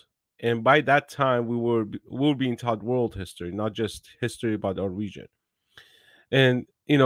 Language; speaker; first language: English; non-native, fluent; Persian